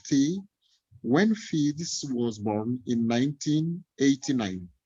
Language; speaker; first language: English; non-native, learner; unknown